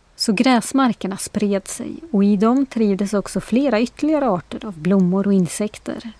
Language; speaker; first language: Swedish; native; Swedish